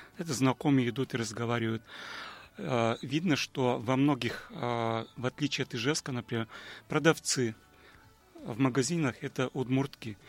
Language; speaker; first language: Russian; non-native, local second language; Udmurt